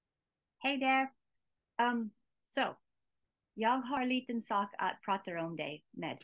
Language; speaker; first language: Swedish; non-native, learner; English